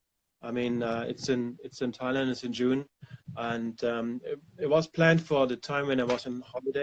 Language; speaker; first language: English; non-native, fluent; German